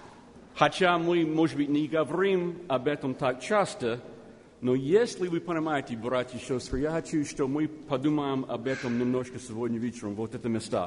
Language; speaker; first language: Russian; non-native, learner; English